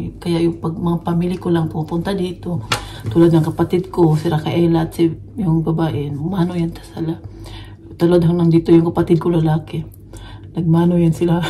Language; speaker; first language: Filipino; non-native, local second language; Cebuano